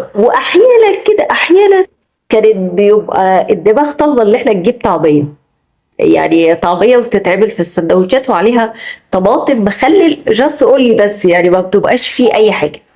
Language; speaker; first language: Arabic; native; Arabic